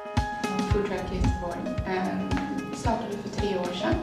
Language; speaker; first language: Swedish; early bilingual, other home language; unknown